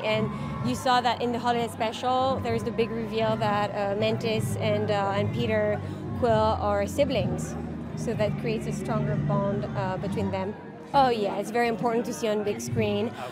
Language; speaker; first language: English; non-native, fluent; French